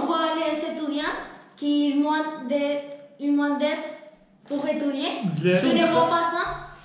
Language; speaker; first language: French; non-native, learner; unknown